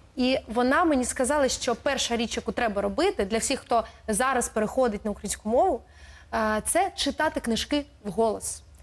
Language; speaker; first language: Ukrainian; non-native, local second language; Russian